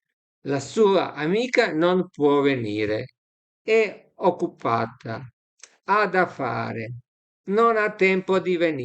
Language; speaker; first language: Italian; non-native, fluent; Serbian